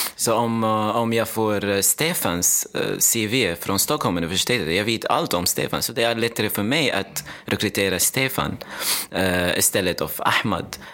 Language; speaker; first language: Swedish; non-native, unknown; Arabic